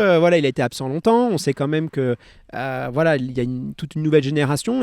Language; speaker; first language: French; native; French